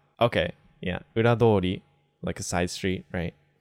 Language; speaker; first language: English; native; English